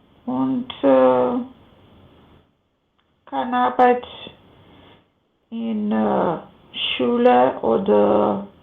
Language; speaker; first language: German; non-native, learner; Macedonian